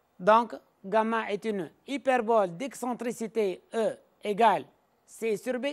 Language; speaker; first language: French; non-native, local second language; Arabic